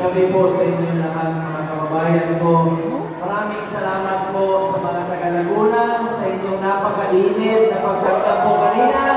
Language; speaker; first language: Filipino; non-native, local second language; Cebuano